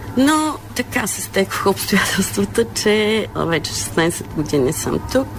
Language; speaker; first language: Bulgarian; non-native, local second language; Turkish